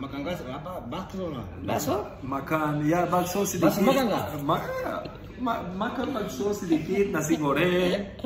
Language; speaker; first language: Indonesian; non-native, learner; Spanish